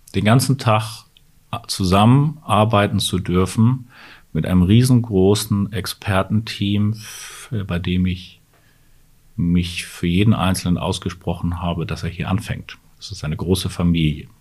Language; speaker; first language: German; native; German